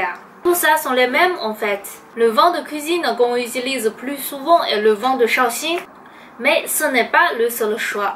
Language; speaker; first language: French; non-native, fluent; Chinese